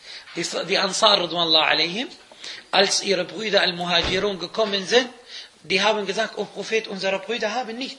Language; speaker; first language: German; non-native, fluent; Arabic